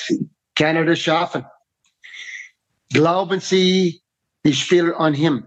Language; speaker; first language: German; non-native, fluent; English